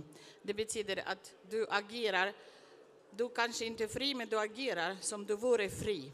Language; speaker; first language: Swedish; non-native, fluent; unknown